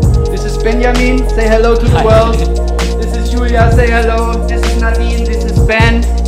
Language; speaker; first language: English; non-native, learner; German